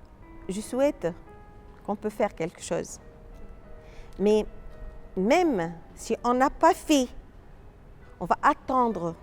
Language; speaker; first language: French; non-native, local second language; Arabic